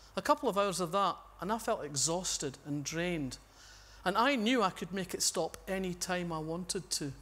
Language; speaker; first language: English; native; English